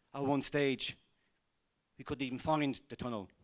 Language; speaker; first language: English; native; English